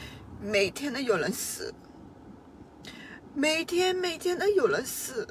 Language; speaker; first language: Chinese; non-native, fluent; Burmese